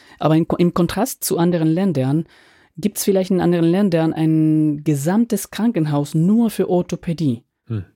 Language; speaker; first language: German; non-native, fluent; Spanish